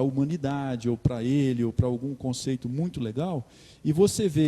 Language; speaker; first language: Portuguese; native; Portuguese